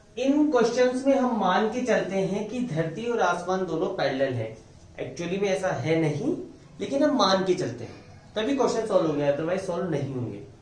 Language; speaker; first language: Hindi; native; Hindi